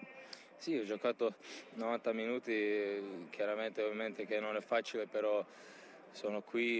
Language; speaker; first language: Italian; non-native, fluent; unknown